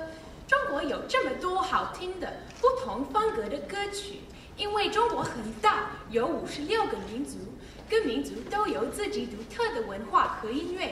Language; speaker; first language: Chinese; non-native, learner; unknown